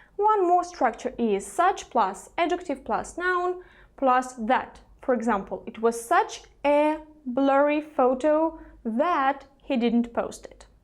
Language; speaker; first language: English; non-native, fluent; Russian